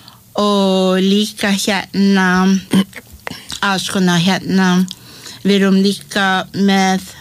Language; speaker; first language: Icelandic; non-native, learner; Malay